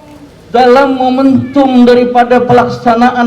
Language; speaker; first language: Indonesian; native; Indonesian